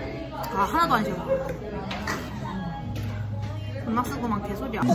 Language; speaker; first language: Korean; native; Korean